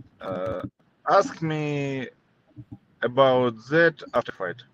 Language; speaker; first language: English; non-native, learner; Russian